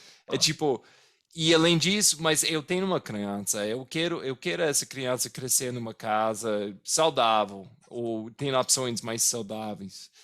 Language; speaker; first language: Portuguese; non-native, fluent; English